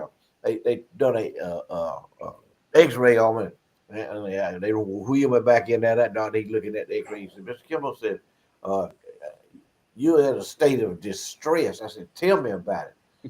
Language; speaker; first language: English; native; English